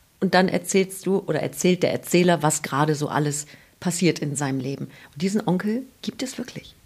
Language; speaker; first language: German; native; German